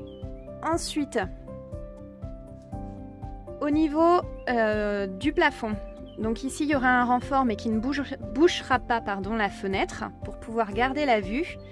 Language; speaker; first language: French; native; French